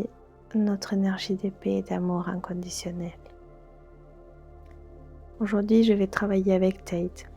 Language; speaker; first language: French; non-native, fluent; Spanish